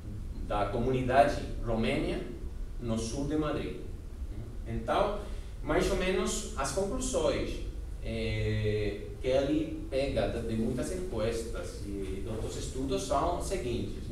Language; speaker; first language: Portuguese; non-native, fluent; Spanish